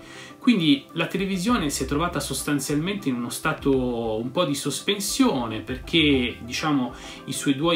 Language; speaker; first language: Italian; native; Italian